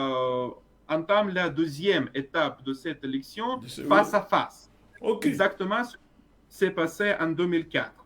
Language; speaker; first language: French; non-native, fluent; Russian